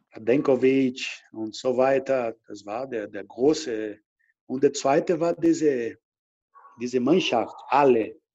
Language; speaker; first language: German; non-native, learner; Portuguese